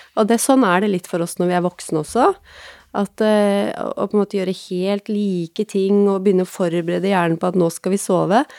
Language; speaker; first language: Norwegian; native; Norwegian